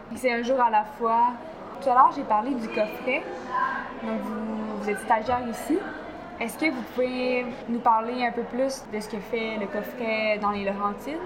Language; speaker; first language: French; native; French